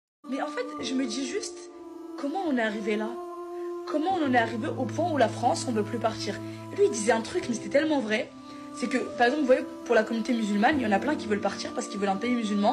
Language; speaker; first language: French; native; French